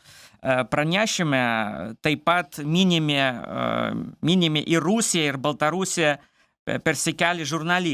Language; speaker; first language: Lithuanian; non-native, learner; Belarusian